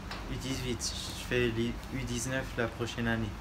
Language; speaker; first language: French; early bilingual, other home language; Portuguese